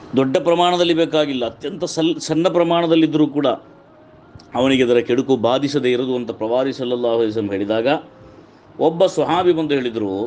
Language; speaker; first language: Kannada; non-native, local second language; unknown